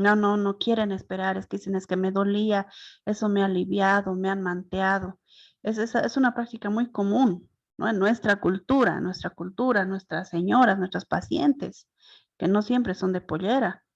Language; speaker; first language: Spanish; native; Spanish